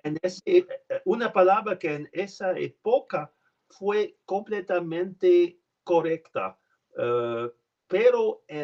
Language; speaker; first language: Spanish; non-native, learner; French